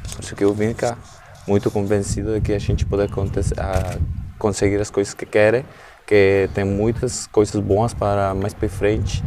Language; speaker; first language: Portuguese; non-native, learner; Spanish